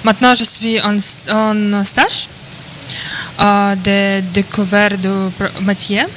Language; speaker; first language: French; non-native, learner; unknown